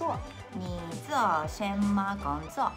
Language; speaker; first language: Chinese; non-native, learner; Japanese